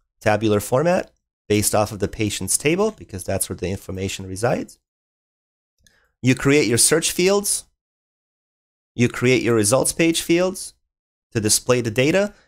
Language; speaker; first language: English; native; English